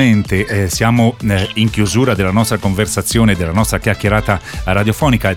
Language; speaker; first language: Italian; native; Italian